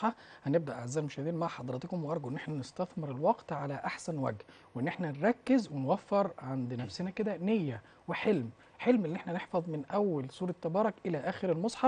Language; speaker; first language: Arabic; native; Arabic